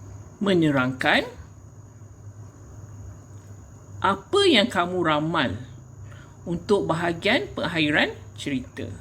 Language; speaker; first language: Malay; native; Malay